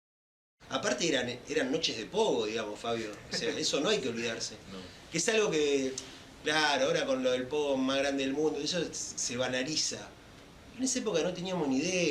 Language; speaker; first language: Spanish; native; Spanish